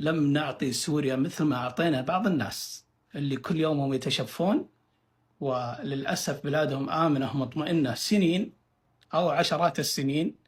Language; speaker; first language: Arabic; native; Arabic